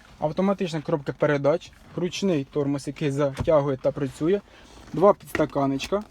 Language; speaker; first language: Ukrainian; native; Ukrainian